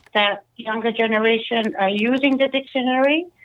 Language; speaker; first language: English; non-native, fluent; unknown